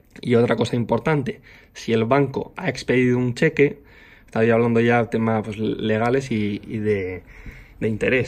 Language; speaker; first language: Spanish; native; Spanish